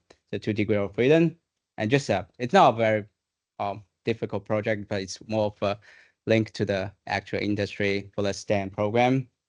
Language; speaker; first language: English; non-native, fluent; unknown